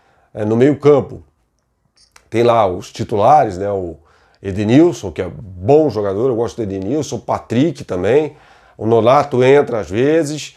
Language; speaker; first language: Portuguese; native; Portuguese